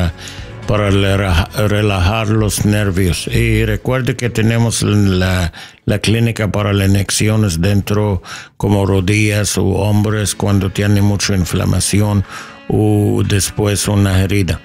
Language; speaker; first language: Spanish; non-native, learner; English